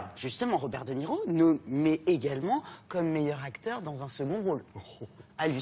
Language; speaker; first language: French; native; French